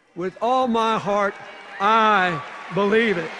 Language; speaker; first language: English; native; English